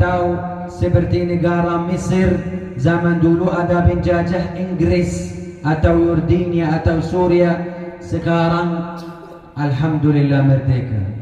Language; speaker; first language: Indonesian; non-native, fluent; Arabic